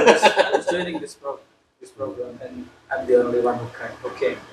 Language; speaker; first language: English; non-native, local second language; Indonesian